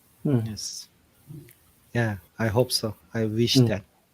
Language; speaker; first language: English; non-native, fluent; Korean